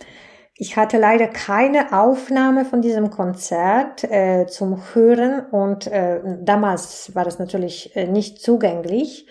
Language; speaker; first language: German; non-native, fluent; Polish